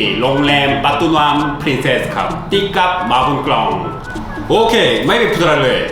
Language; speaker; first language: Thai; non-native, learner; Korean